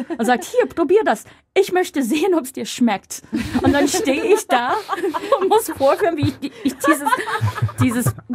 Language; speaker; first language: German; non-native, fluent; English